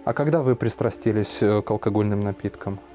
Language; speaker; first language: Russian; native; Russian